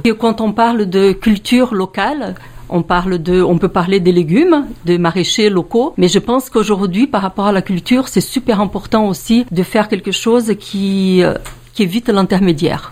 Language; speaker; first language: French; non-native, fluent; Portuguese